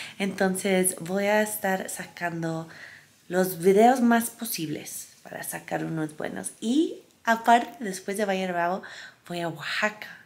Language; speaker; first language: Spanish; non-native, fluent; English